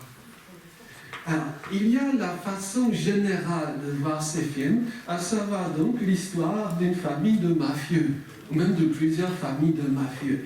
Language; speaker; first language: French; native; French